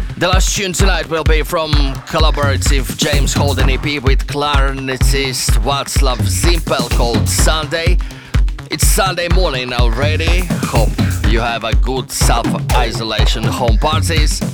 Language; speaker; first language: English; non-native, fluent; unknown